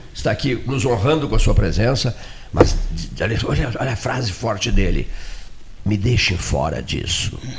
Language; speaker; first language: Portuguese; native; Portuguese